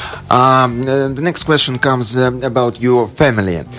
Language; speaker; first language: English; non-native, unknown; Russian